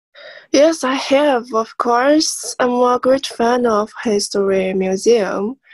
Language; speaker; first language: English; non-native, learner; Chinese